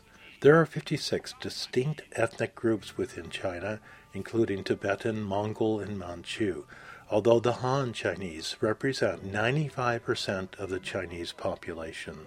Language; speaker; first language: English; native; English